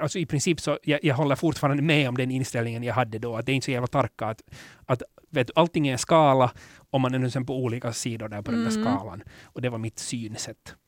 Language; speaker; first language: Swedish; native; Swedish